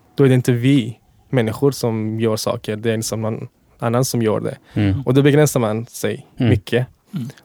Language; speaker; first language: Swedish; non-native, fluent; Persian